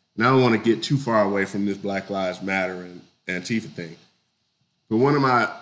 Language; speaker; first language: English; native; English